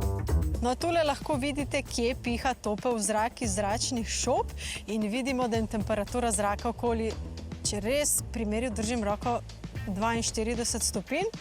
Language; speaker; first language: Slovenian; native; Slovenian